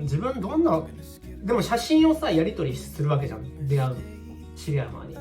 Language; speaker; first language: Japanese; native; Japanese